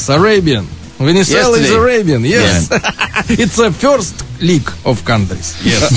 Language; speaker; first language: English; non-native, learner; Russian